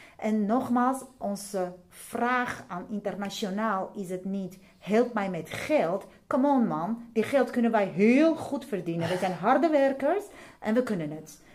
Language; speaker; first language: Dutch; non-native, fluent; Armenian